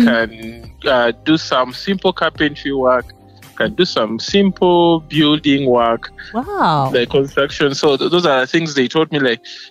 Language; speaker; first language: English; non-native, local second language; Ganda